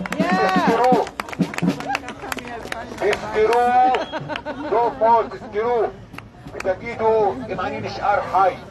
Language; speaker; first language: Hebrew; non-native, local second language; Arabic